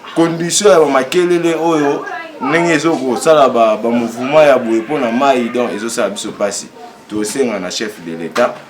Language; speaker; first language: Lingala; native; Lingala